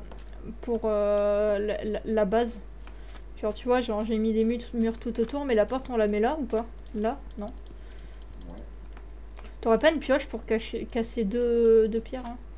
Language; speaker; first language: French; native; French